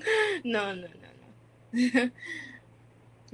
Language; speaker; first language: Spanish; non-native, learner; English